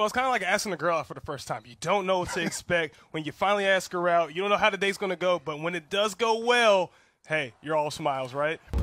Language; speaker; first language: English; native; English